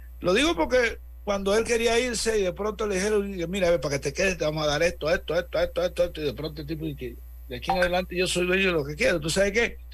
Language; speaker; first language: Spanish; native; Spanish